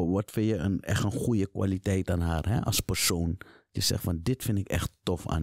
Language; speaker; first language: Dutch; native; Dutch